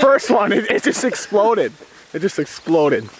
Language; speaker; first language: English; native; English